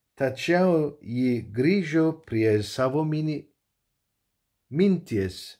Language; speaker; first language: Lithuanian; non-native, learner; Turkish